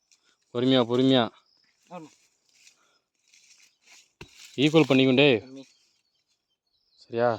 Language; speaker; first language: Tamil; native; Tamil